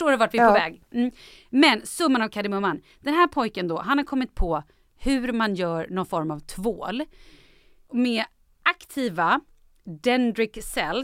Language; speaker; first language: Swedish; native; Swedish